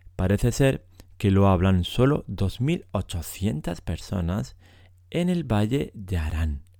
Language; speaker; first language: Spanish; native; Spanish